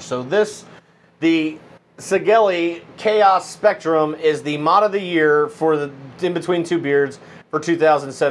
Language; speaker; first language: English; native; English